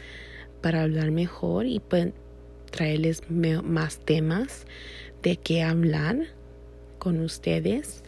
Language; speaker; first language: Spanish; early bilingual, heritage; Spanish